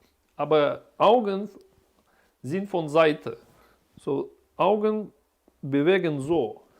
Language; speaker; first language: German; non-native, learner; Russian